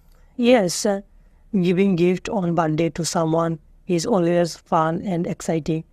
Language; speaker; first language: English; non-native, learner; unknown